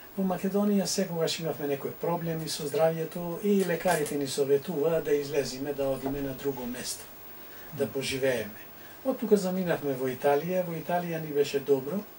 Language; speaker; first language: Macedonian; native; Macedonian